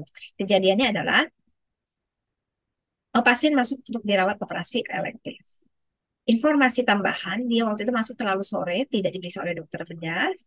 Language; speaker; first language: Indonesian; native; Indonesian